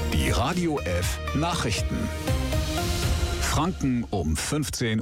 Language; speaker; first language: German; native; German